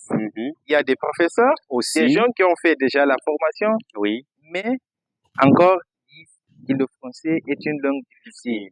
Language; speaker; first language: French; non-native, fluent; Portuguese